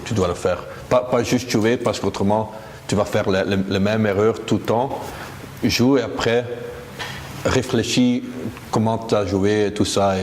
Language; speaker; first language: French; non-native, local second language; Dutch